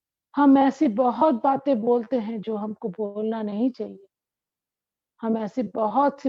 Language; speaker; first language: Hindi; non-native, local second language; Bangla